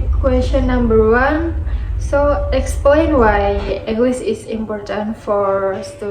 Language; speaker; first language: English; non-native, learner; Indonesian